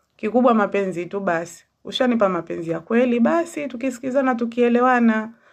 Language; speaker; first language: Swahili; native; Swahili